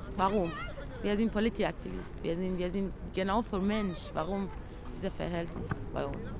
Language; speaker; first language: German; non-native, learner; Persian